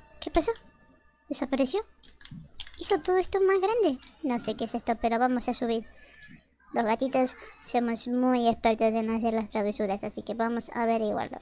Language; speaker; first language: Spanish; native; Spanish